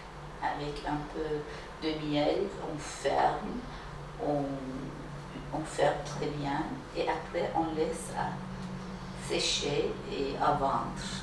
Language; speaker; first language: French; non-native, fluent; Turkish